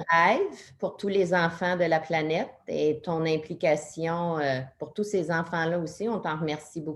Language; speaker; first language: French; native; French